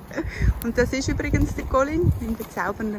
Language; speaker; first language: German; native; German